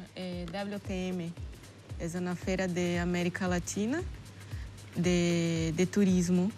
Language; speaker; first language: Spanish; non-native, learner; Portuguese